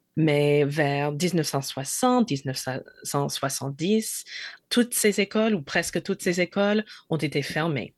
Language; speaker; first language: French; non-native, fluent; English